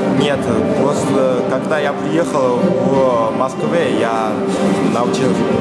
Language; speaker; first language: Russian; non-native, learner; Chinese